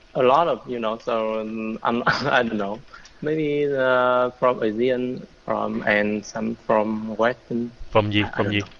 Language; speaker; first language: English; non-native, learner; Vietnamese